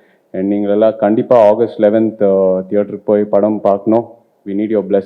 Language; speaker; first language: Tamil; non-native, local second language; Telugu